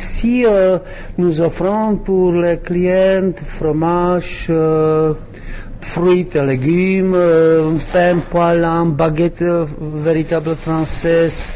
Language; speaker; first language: French; non-native, learner; Czech